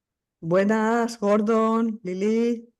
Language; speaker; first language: Spanish; native; Spanish